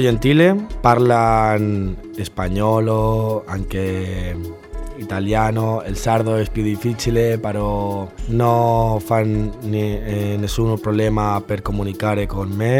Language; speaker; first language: Italian; non-native, learner; Spanish